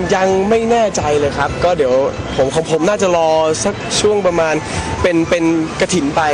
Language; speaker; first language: Thai; native; Thai